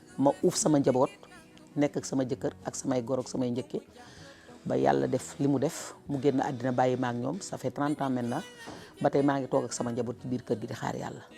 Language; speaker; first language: Wolof; native; Wolof